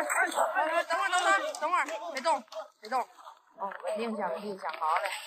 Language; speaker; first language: Chinese; native; Chinese